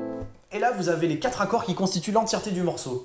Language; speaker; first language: French; native; French